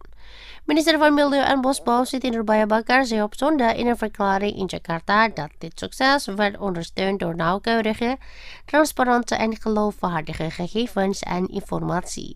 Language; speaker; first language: Dutch; non-native, fluent; Indonesian